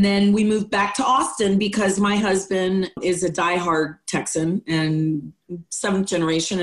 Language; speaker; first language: English; non-native, fluent; Spanish